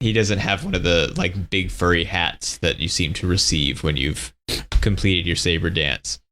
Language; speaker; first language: English; native; English